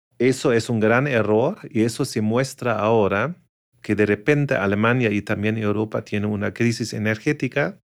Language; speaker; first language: Spanish; non-native, fluent; German